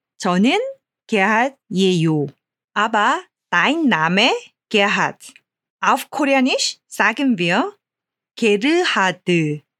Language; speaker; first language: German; non-native, fluent; Korean